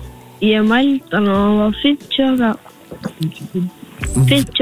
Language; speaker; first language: Icelandic; native; Icelandic